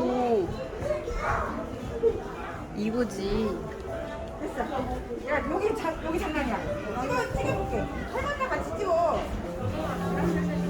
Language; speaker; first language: Korean; non-native, fluent; French